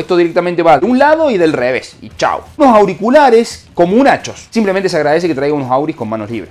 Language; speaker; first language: Spanish; native; Spanish